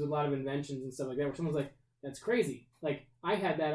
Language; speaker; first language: English; native; English